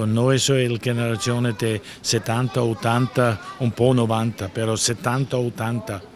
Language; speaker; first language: Italian; non-native, learner; German